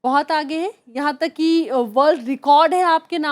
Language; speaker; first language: Hindi; native; Hindi